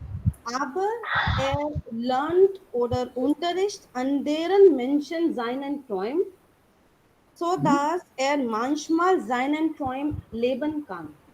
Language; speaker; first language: German; non-native, learner; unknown